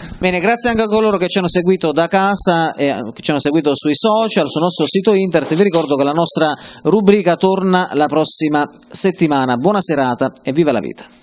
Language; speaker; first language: Italian; native; Italian